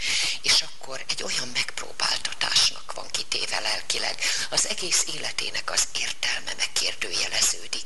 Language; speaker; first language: Hungarian; native; Hungarian